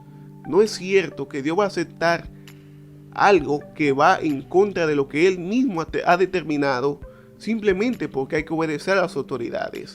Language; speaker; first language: Spanish; native; Spanish